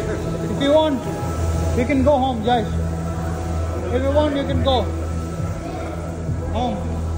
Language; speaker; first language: English; non-native, local second language; Hindi